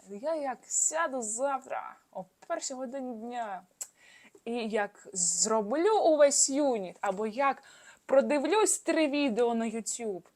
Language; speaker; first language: Ukrainian; non-native, local second language; Russian